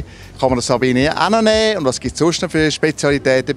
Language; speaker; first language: German; native; German